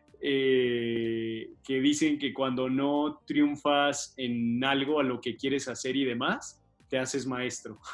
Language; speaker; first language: Spanish; native; Spanish